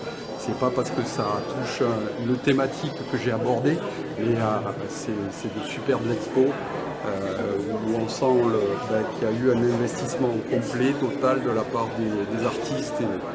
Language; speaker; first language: French; native; French